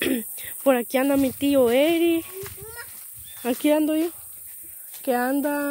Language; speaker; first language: Spanish; native; Spanish